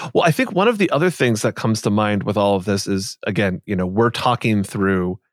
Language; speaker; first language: English; native; English